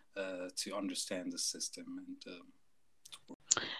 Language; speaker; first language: English; non-native, fluent; Arabic